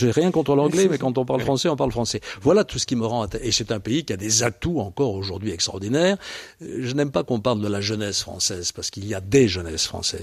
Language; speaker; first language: French; native; French